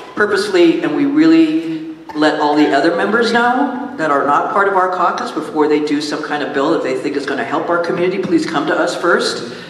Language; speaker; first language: English; native; English